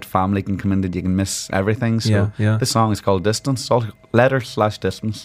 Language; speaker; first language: English; native; English